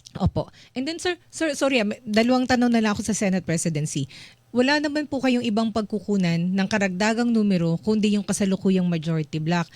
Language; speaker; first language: Filipino; native; Filipino